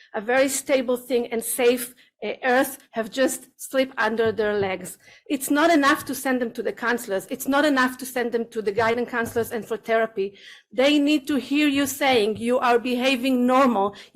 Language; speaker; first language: English; non-native, learner; Hebrew